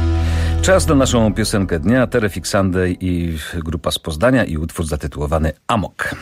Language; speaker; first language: Polish; native; Polish